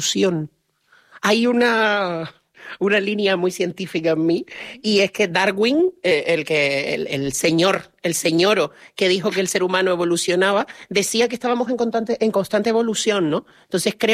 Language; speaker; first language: Spanish; native; Spanish